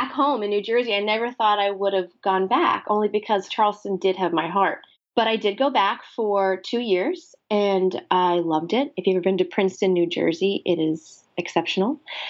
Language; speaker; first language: English; native; English